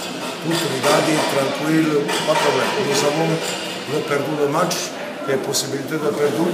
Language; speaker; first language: French; non-native, learner; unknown